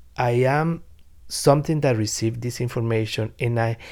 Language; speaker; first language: English; non-native, learner; Spanish